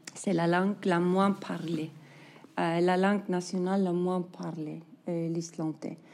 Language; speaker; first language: French; non-native, fluent; Icelandic